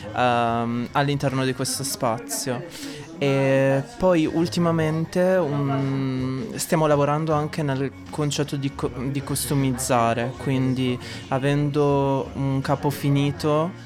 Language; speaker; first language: Italian; native; Italian